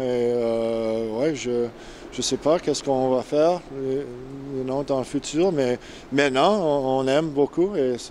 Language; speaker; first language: French; non-native, learner; English